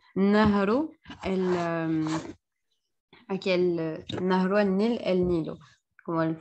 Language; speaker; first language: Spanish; non-native, learner; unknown